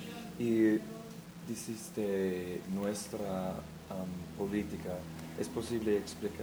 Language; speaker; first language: Spanish; non-native, learner; English